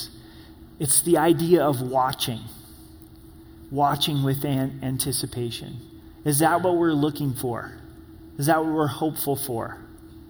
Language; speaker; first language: English; native; English